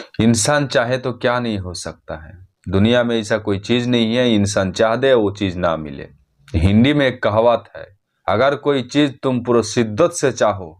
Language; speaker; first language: Hindi; non-native, fluent; Bangla